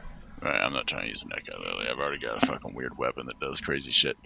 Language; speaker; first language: English; native; English